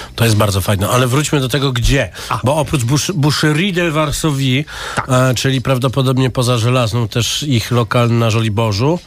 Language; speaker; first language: Polish; native; Polish